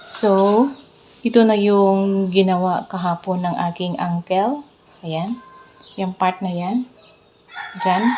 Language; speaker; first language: Filipino; non-native, local second language; Cebuano